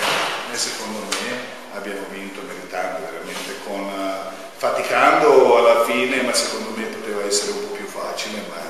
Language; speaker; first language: Italian; non-native, fluent; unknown